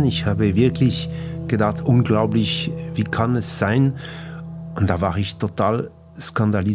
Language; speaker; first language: German; non-native, local second language; French